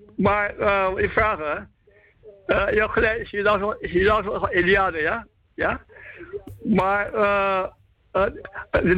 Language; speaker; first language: Dutch; non-native, local second language; Javanese